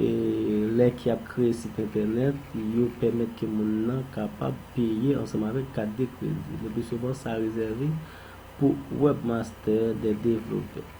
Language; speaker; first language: French; non-native, learner; Haitian Creole